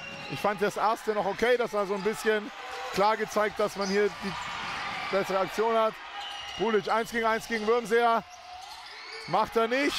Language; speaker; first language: German; native; German